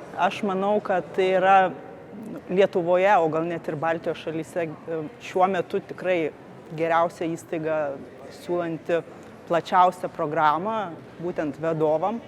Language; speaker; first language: Lithuanian; native; Lithuanian